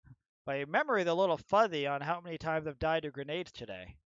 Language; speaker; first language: English; native; English